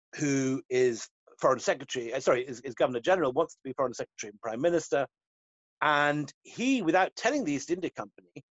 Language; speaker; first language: English; native; English